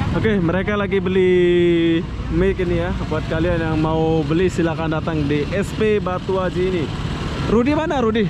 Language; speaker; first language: Indonesian; native; Indonesian